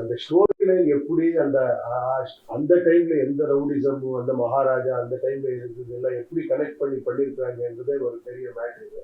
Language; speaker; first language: Tamil; non-native, learner; Kannada